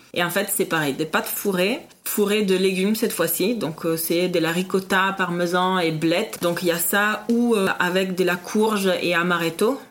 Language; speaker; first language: French; non-native, fluent; Italian